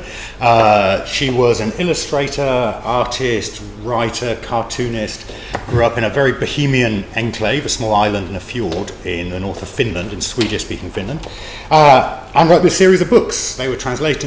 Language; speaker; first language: English; native; English